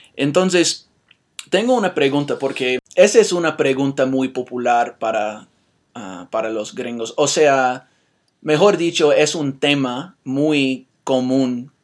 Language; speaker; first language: Spanish; non-native, fluent; English